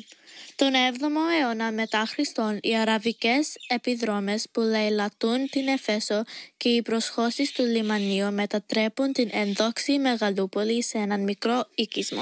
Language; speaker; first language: Greek; early bilingual, heritage; Greek